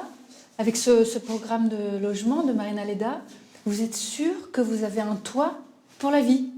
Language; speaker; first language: French; native; French